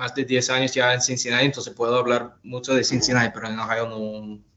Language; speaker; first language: Spanish; non-native, fluent; English